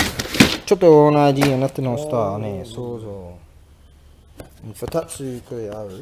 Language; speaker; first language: Japanese; non-native, learner; English